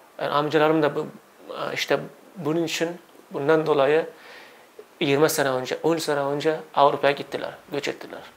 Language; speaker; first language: Turkish; non-native, fluent; Uzbek